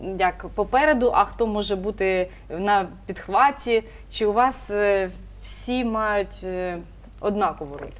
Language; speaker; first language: Ukrainian; native; Ukrainian